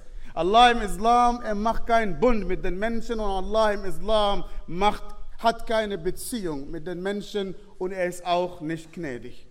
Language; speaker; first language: German; non-native, fluent; Arabic